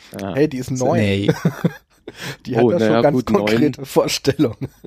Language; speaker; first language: German; non-native, fluent; Spanish